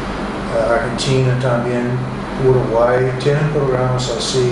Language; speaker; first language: Spanish; non-native, fluent; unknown